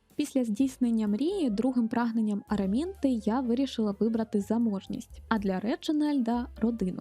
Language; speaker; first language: Ukrainian; non-native, local second language; Russian